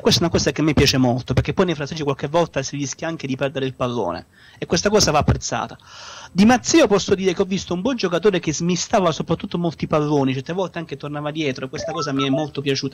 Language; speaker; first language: Italian; native; Italian